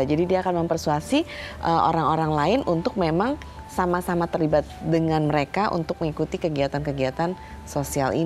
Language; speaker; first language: Indonesian; native; Indonesian